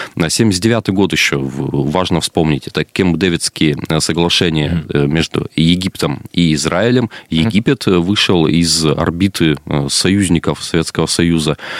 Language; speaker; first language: Russian; native; Russian